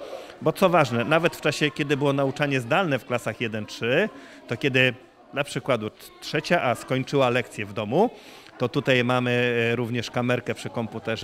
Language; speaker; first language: Polish; native; Polish